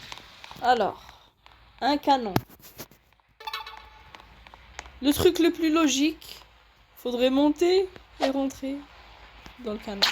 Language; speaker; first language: French; native; French